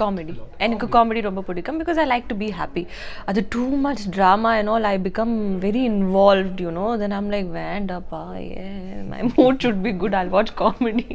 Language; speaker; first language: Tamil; non-native, learner; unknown